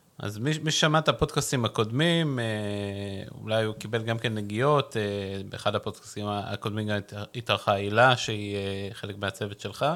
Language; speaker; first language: Hebrew; native; Hebrew